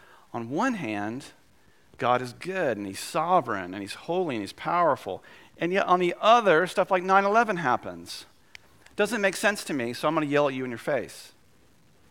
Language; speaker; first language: English; native; English